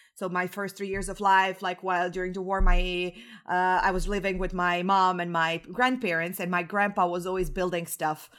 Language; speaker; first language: English; non-native, fluent; Croatian